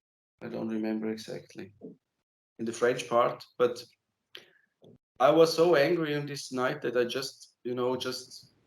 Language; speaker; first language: English; non-native, fluent; German